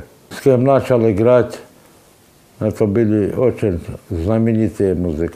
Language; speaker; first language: Russian; non-native, local second language; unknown